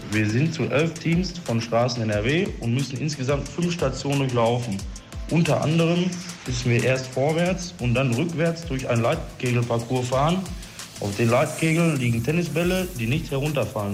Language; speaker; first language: German; native; German